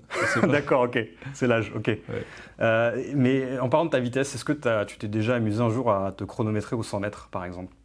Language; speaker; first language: French; native; French